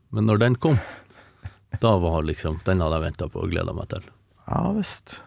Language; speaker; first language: Norwegian; native; Norwegian